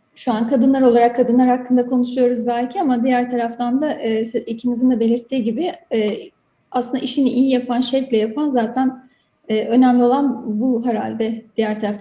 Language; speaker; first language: Turkish; native; Turkish